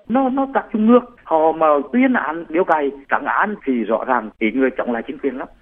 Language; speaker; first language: Vietnamese; native; Vietnamese